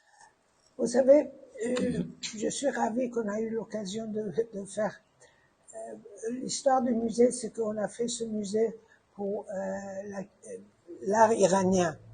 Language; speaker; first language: French; non-native, fluent; Persian